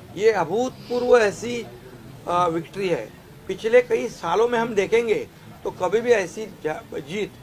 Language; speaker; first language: Hindi; non-native, local second language; Marathi